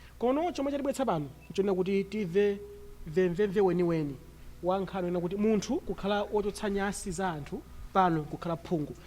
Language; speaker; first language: Nyanja; non-native, local second language; Tumbuka